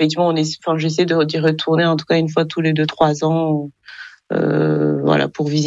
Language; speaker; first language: French; non-native, local second language; Kinyarwanda